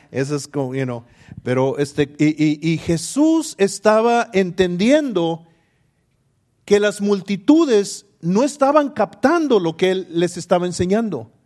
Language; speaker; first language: Spanish; early bilingual, heritage; English